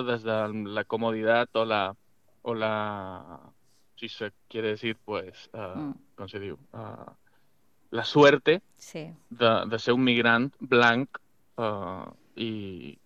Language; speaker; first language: Catalan; non-native, fluent; Spanish